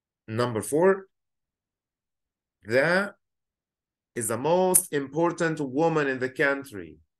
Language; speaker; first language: English; non-native, fluent; Arabic